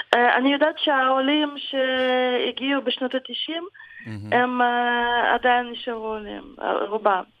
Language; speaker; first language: Hebrew; non-native, fluent; Ukrainian